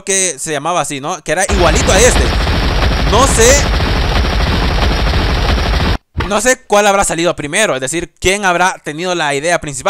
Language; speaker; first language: Spanish; native; Spanish